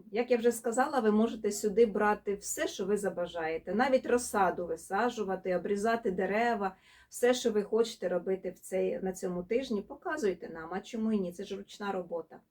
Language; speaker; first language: Ukrainian; non-native, local second language; Russian